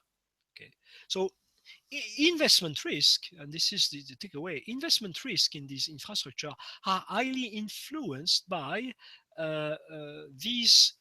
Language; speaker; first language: English; non-native, fluent; French